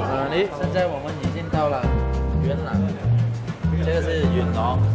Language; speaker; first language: Chinese; non-native, learner; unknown